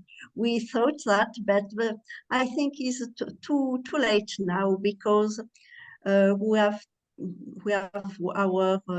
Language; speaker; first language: English; non-native, learner; French